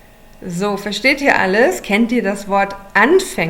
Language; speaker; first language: German; non-native, fluent; English